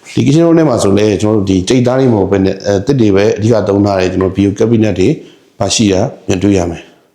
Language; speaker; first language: Burmese; native; Burmese